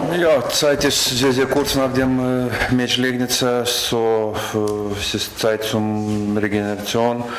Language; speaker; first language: German; non-native, learner; Lithuanian